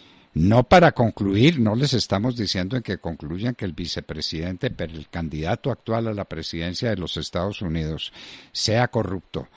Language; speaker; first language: Spanish; native; Spanish